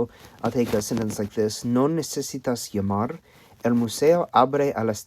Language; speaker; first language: Spanish; non-native, learner; English